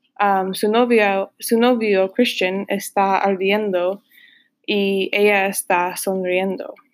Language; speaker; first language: Spanish; non-native, learner; English